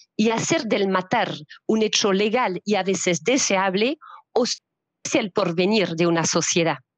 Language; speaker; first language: Spanish; non-native, fluent; French